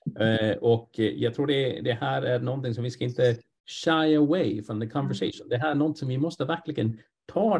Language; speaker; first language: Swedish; non-native, fluent; English